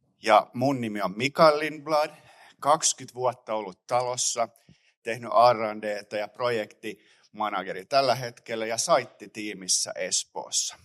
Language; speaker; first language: Finnish; native; Finnish